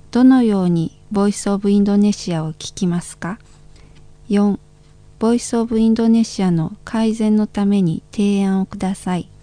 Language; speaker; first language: Japanese; non-native, fluent; Indonesian